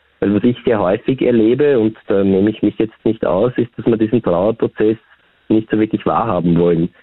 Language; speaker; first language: German; native; German